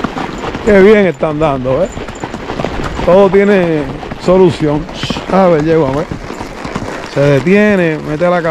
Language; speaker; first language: Spanish; native; Spanish